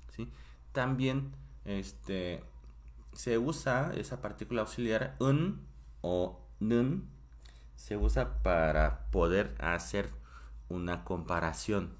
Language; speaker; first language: Spanish; non-native, fluent; Korean